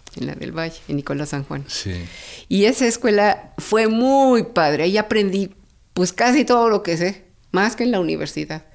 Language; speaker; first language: Spanish; native; Spanish